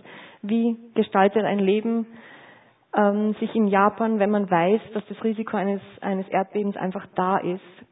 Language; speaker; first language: German; native; German